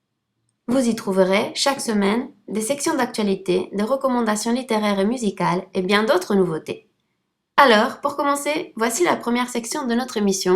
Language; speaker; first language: French; non-native, fluent; Spanish